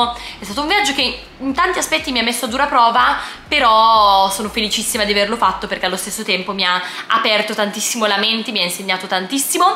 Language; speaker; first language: Italian; native; Italian